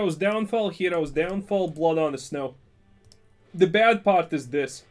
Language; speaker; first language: English; non-native, fluent; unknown